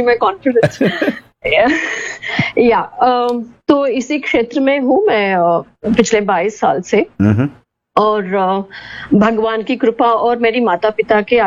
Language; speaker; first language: Hindi; non-native, local second language; Kannada